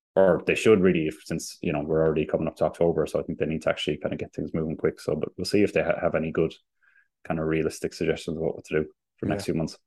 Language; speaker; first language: English; native; English